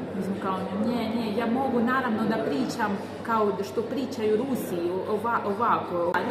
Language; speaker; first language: Serbian; non-native, fluent; Russian